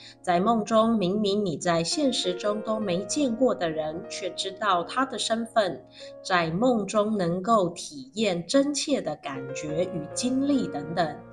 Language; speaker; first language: Chinese; native; Chinese